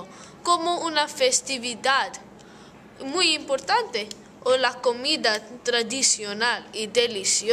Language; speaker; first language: Spanish; non-native, learner; English